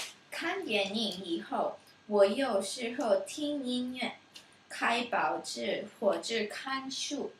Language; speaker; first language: Chinese; non-native, learner; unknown